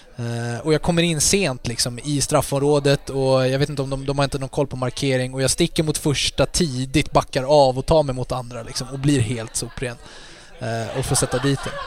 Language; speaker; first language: Swedish; native; Swedish